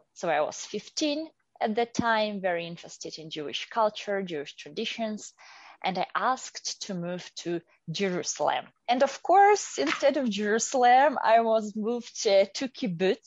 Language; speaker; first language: English; non-native, fluent; Russian